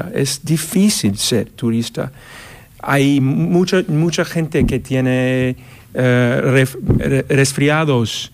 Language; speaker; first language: Spanish; non-native, learner; English